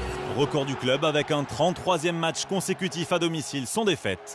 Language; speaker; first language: French; native; French